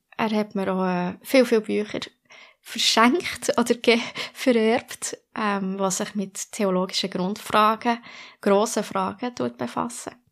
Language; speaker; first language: German; non-native, local second language; French